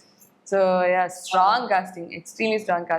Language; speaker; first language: Tamil; native; Tamil